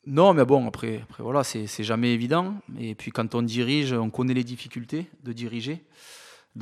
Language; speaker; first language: French; native; French